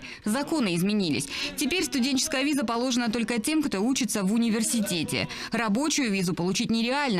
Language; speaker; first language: Russian; native; Russian